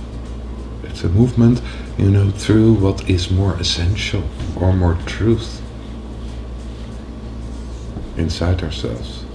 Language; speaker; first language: English; non-native, fluent; Dutch